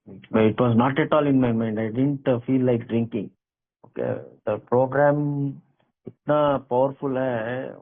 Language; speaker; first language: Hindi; non-native, local second language; Kannada